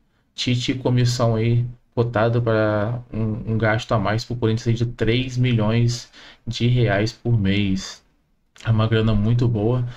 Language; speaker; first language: Portuguese; native; Portuguese